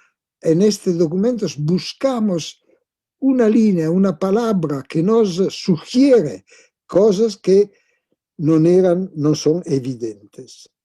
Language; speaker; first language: Spanish; non-native, fluent; Italian